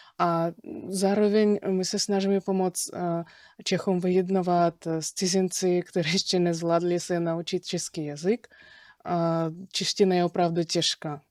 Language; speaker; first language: Czech; non-native, fluent; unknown